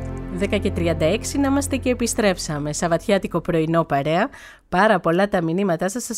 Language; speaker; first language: Greek; native; Greek